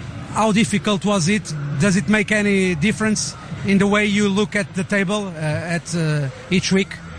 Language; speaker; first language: English; non-native, fluent; Portuguese